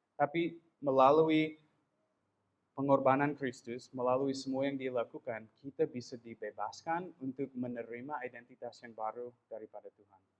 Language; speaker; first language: Indonesian; non-native, fluent; English